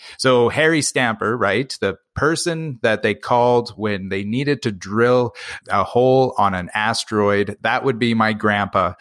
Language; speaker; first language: English; native; English